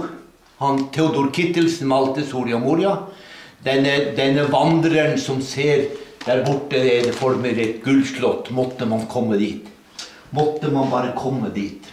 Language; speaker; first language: Norwegian; native; Norwegian